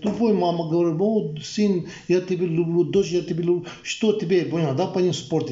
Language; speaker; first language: Russian; non-native, learner; Tibetan